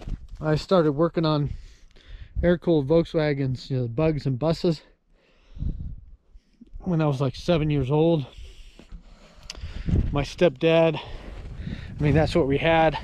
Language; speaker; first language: English; native; English